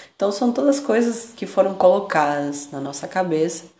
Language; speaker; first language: Portuguese; non-native, fluent; Spanish